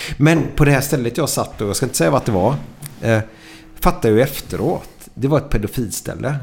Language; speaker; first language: Swedish; native; Swedish